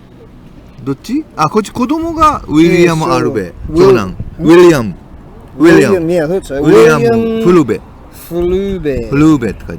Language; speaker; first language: Japanese; native; Japanese